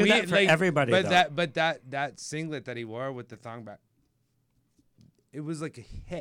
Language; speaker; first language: English; native; English